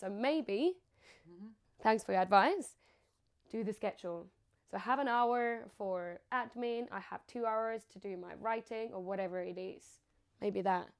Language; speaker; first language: English; non-native, fluent; Finnish